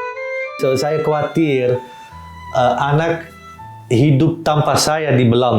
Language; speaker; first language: Indonesian; non-native, fluent; Dutch